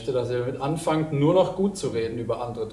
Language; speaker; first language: German; native; German